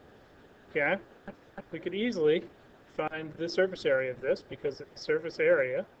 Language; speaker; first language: English; native; English